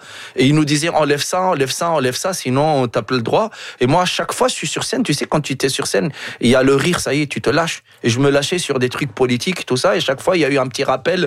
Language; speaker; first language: French; non-native, local second language; Arabic